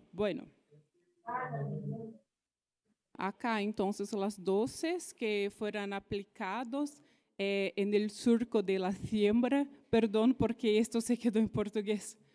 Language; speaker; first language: Spanish; non-native, fluent; Portuguese